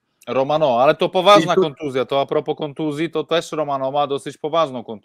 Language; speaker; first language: Polish; native; Polish